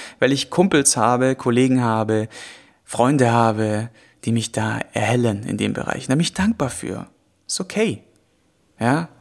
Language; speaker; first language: German; native; German